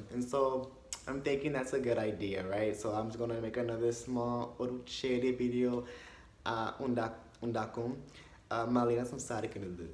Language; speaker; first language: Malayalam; non-native, learner; English